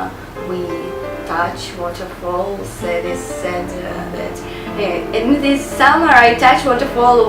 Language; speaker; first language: English; non-native, learner; Russian